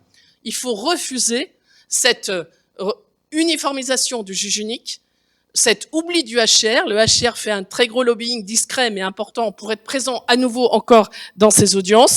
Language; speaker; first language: French; native; French